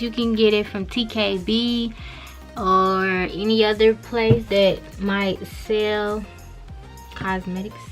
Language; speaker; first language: English; native; English